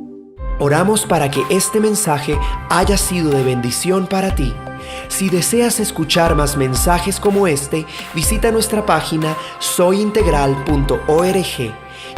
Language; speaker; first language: Spanish; native; Spanish